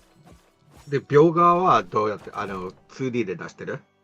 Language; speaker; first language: Japanese; non-native, fluent; English